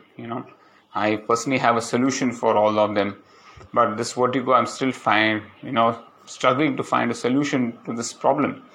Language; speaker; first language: English; non-native, local second language; Malayalam